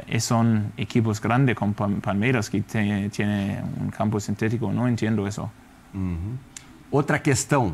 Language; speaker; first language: Spanish; non-native, fluent; Danish